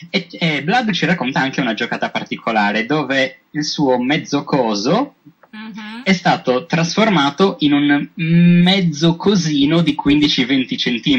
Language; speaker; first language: Italian; native; Italian